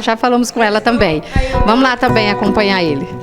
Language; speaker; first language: Portuguese; native; Portuguese